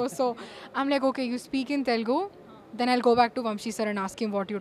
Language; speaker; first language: Telugu; non-native, learner; Kannada